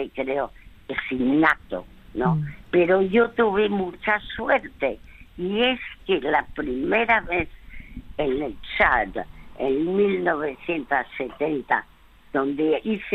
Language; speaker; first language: Spanish; early bilingual, other home language; French